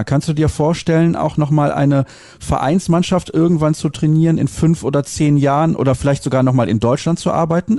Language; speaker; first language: German; native; German